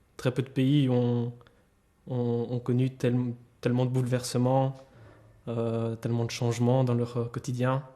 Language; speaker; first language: French; native; French